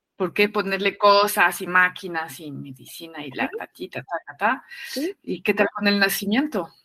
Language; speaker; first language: Spanish; non-native, fluent; French